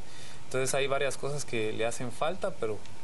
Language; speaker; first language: Spanish; native; Spanish